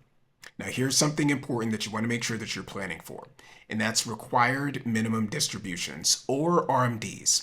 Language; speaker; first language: English; native; English